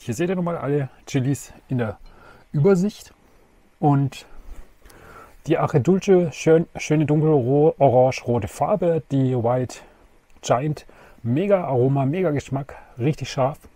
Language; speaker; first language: German; native; German